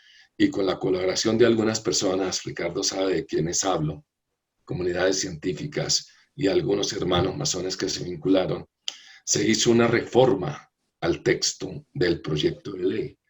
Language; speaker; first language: Spanish; native; Spanish